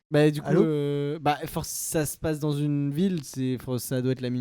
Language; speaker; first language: French; native; French